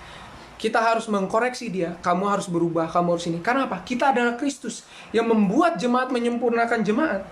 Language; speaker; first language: Indonesian; native; Indonesian